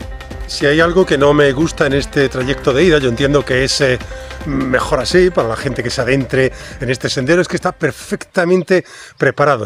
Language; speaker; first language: Spanish; native; Spanish